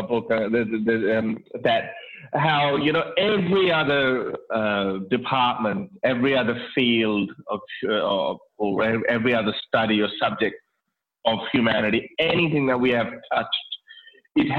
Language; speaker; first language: English; non-native, local second language; Urdu